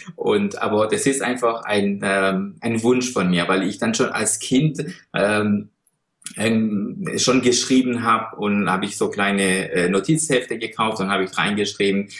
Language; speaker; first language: German; non-native, fluent; Persian